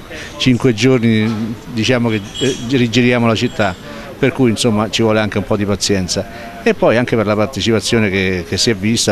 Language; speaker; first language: Italian; native; Italian